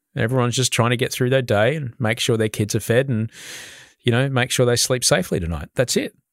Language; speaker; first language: English; native; English